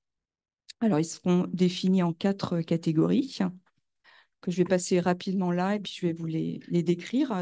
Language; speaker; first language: French; native; French